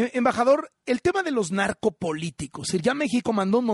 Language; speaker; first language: Spanish; native; Spanish